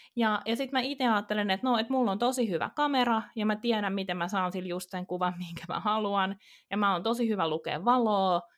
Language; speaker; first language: Finnish; native; Finnish